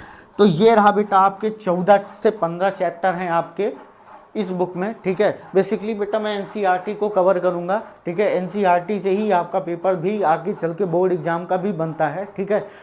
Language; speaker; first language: Hindi; native; Hindi